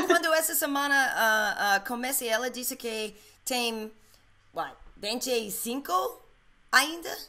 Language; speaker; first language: Portuguese; non-native, learner; English